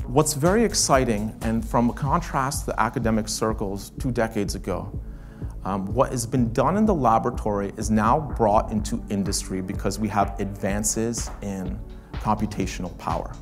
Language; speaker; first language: English; native; English